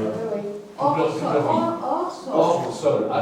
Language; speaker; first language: French; non-native, fluent; Spanish